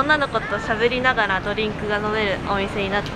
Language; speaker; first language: Japanese; native; Japanese